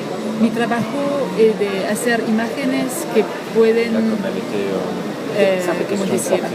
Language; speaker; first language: Spanish; non-native, learner; French